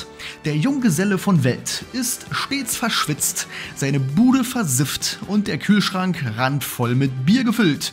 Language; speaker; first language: German; native; German